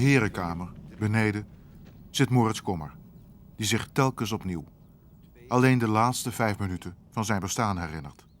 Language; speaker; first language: Dutch; native; Dutch